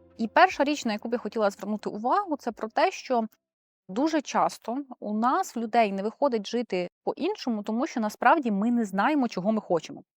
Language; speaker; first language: Ukrainian; non-native, local second language; Russian